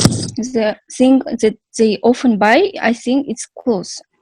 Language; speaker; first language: English; non-native, learner; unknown